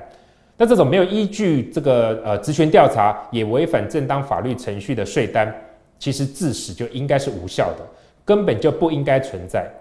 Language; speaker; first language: Chinese; native; Chinese